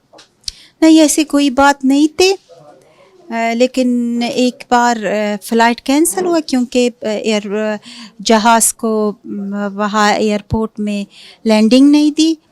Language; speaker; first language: Hindi; non-native, fluent; Punjabi